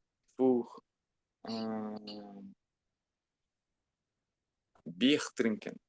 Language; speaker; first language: German; non-native, learner; Portuguese